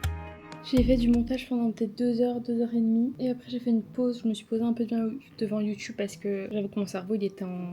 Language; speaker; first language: French; native; French